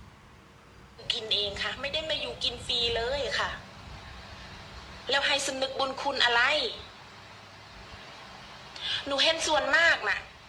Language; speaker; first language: Thai; non-native, fluent; Khmer